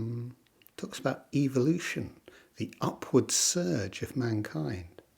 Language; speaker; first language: English; native; English